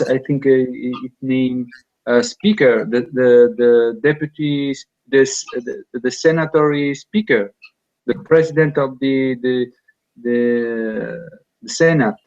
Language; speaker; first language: English; non-native, learner; Italian